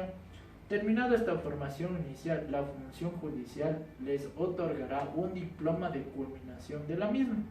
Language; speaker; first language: Spanish; native; Spanish